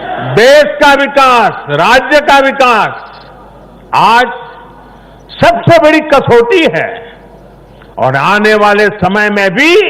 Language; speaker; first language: Hindi; non-native, local second language; Gujarati